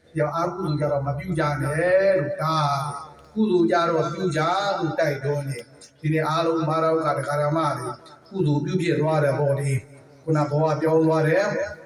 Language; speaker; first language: Burmese; native; Burmese